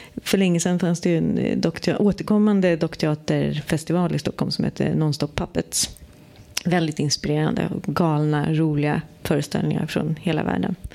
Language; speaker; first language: Swedish; native; Swedish